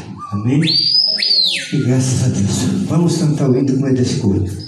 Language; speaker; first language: Portuguese; native; Portuguese